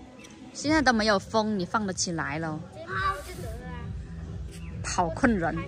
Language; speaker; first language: Chinese; native; Chinese